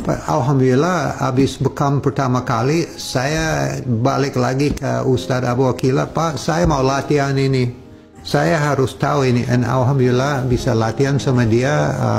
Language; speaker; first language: Indonesian; non-native, fluent; English